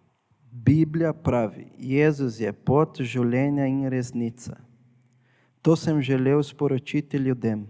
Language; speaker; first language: Slovenian; non-native, fluent; Portuguese